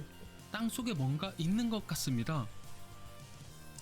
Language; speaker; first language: Korean; native; Korean